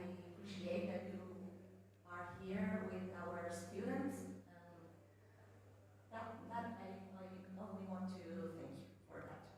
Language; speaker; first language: English; non-native, learner; Spanish